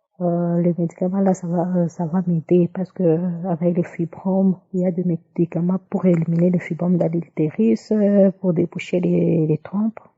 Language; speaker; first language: French; non-native, local second language; Lingala